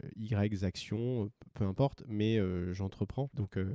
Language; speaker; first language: French; native; French